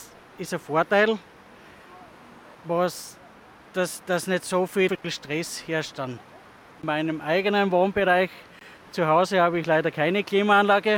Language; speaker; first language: German; native; German